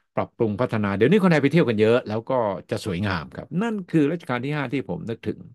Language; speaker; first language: Thai; native; Thai